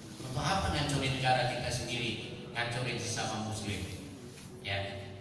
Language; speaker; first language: Indonesian; native; Indonesian